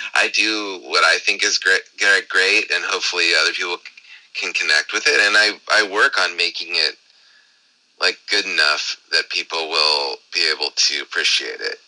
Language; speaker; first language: English; native; English